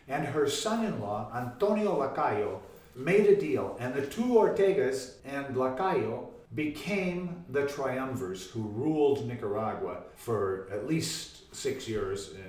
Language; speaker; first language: English; native; English